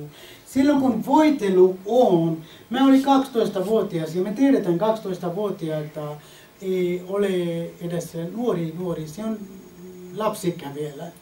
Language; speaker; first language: Finnish; non-native, fluent; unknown